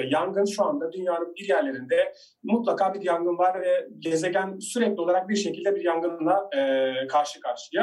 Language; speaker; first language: Turkish; native; Turkish